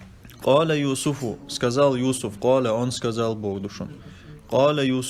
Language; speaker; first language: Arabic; non-native, fluent; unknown